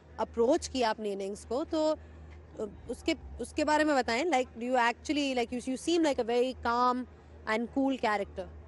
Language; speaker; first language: Urdu; native; Urdu